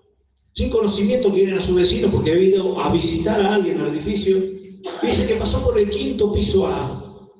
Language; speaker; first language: Spanish; native; Spanish